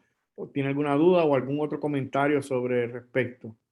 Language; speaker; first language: Spanish; native; Spanish